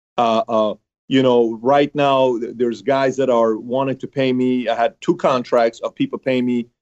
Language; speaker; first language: English; early bilingual, other home language; Persian